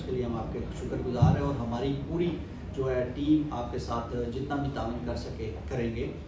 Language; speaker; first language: Urdu; non-native, local second language; Punjabi